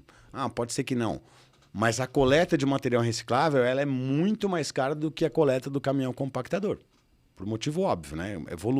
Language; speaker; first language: Portuguese; native; Portuguese